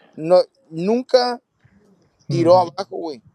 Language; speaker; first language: Spanish; early bilingual, heritage; Spanish